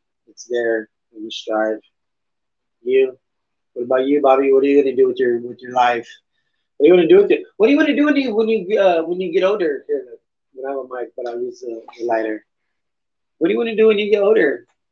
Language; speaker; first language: English; native; English